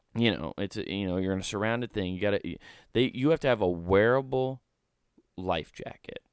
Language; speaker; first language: English; native; English